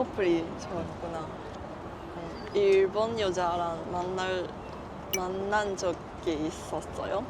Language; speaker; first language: Korean; non-native, learner; Japanese